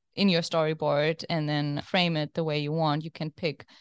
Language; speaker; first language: English; non-native, fluent; German